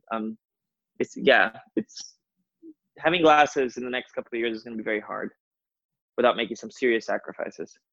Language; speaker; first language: English; non-native, fluent; Portuguese